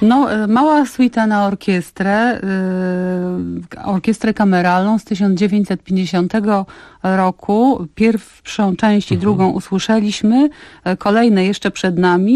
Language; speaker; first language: Polish; native; Polish